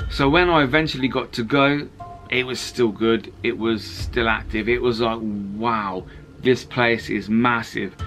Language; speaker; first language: English; native; English